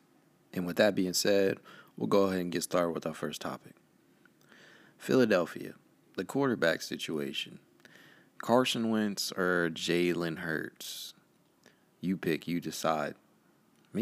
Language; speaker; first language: English; native; English